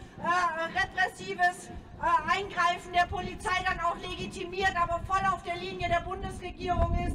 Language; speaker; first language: German; native; German